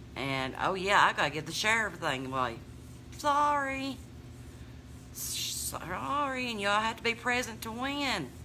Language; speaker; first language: English; native; English